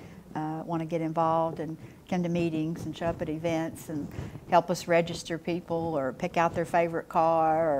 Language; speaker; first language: English; native; English